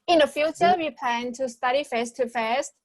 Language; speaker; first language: English; non-native, learner; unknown